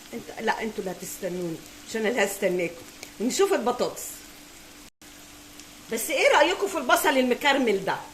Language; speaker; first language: Arabic; native; Arabic